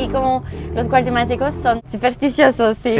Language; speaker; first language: Spanish; non-native, learner; French